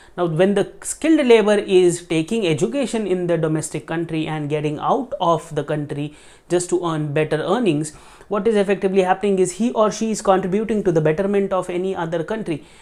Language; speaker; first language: English; non-native, local second language; Marathi